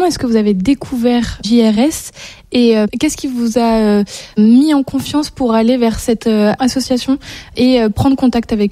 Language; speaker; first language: French; native; French